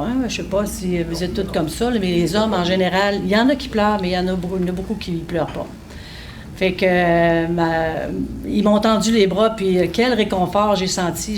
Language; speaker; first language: French; native; French